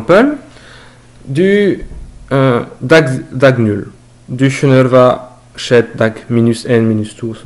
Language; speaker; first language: Norwegian; non-native, learner; French